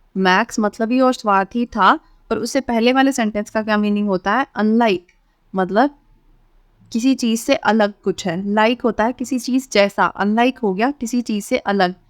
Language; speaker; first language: Hindi; native; Hindi